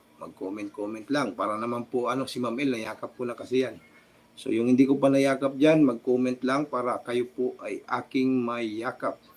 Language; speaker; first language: Filipino; native; Filipino